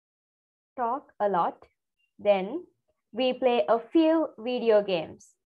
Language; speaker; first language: English; non-native, fluent; Sinhala